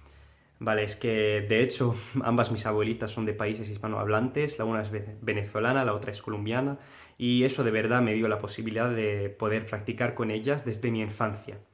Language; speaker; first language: Spanish; early bilingual, heritage; Spanish